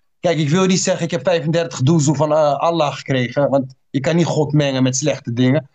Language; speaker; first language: Dutch; early bilingual, other home language; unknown